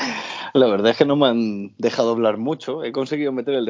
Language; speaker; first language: Spanish; native; Spanish